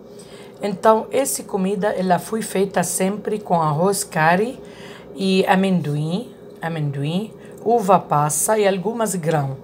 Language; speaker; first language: Portuguese; non-native, learner; Arabic